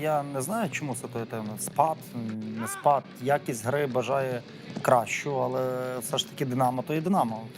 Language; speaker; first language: Ukrainian; native; Ukrainian